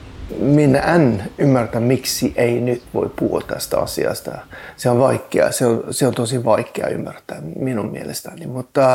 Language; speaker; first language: Finnish; non-native, fluent; Norwegian